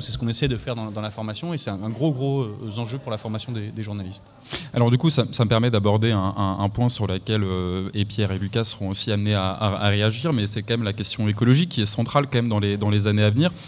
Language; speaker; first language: French; native; French